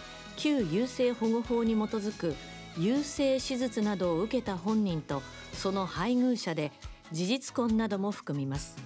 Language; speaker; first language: Japanese; native; Japanese